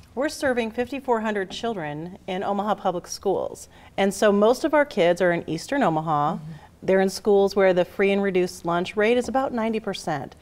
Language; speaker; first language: English; native; English